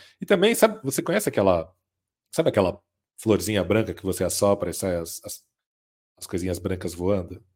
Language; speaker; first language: Portuguese; native; Portuguese